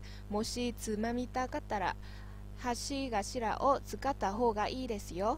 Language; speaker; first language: Japanese; non-native, learner; Vietnamese